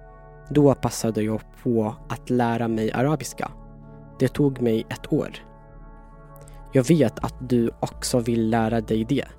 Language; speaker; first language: Swedish; non-native, fluent; Tigrinya